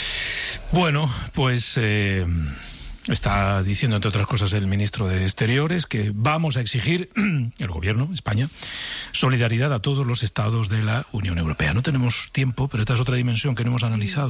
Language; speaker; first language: Spanish; native; Spanish